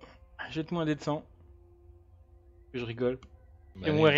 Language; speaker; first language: French; native; French